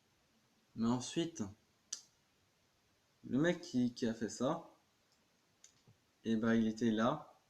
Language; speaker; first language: French; native; French